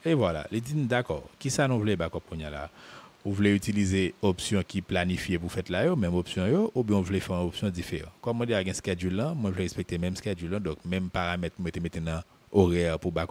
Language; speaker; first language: French; non-native, local second language; Haitian Creole